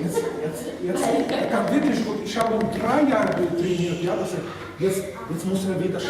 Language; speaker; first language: German; non-native, fluent; Russian